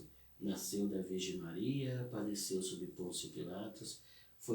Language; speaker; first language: Portuguese; native; Portuguese